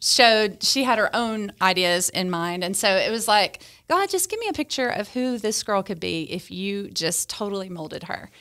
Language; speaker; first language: English; native; English